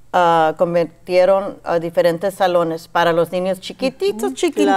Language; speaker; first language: Spanish; early bilingual, heritage; Spanish